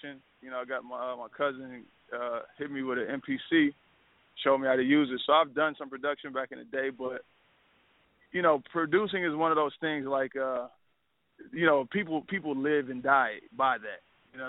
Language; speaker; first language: English; native; English